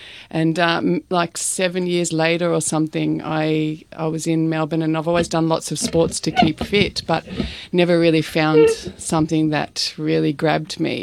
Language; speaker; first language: English; native; English